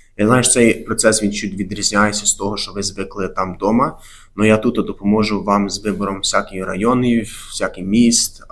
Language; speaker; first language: Ukrainian; early bilingual, heritage; Ukrainian